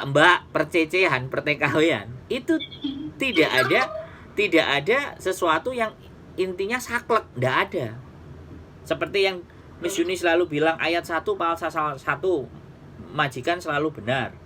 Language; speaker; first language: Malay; non-native, local second language; Javanese